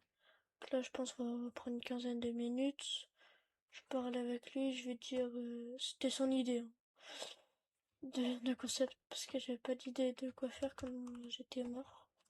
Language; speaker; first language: French; native; French